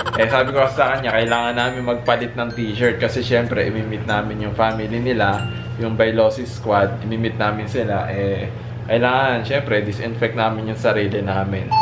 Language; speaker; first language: Filipino; native; Filipino